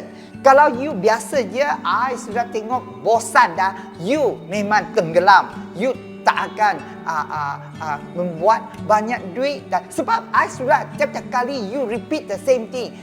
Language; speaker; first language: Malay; non-native, local second language; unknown